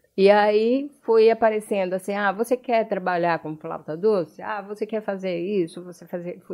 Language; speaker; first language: Portuguese; non-native, fluent; Japanese